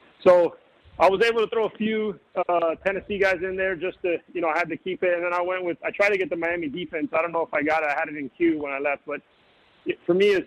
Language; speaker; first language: English; native; English